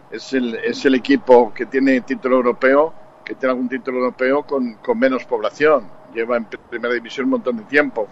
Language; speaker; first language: Spanish; native; Spanish